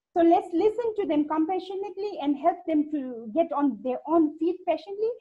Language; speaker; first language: English; non-native, fluent; Hindi